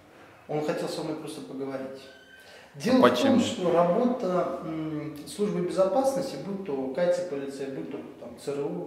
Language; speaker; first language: Russian; native; Russian